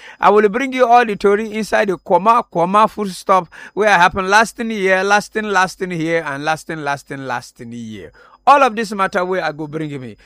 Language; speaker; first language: Nigerian Pidgin; non-native, local second language; Akan